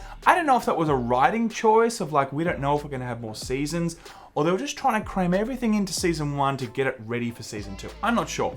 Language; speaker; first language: English; native; English